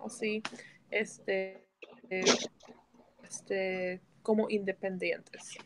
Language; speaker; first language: Spanish; early bilingual, heritage; Spanish